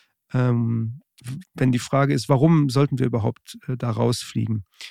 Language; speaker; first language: German; native; German